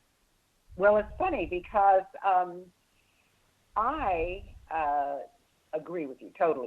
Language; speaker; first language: English; native; English